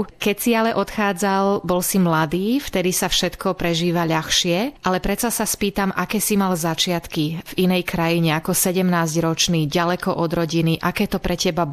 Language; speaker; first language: Slovak; native; Slovak